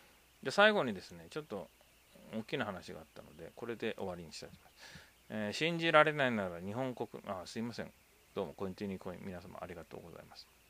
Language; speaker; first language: Japanese; native; Japanese